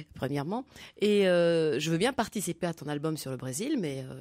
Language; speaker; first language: French; native; French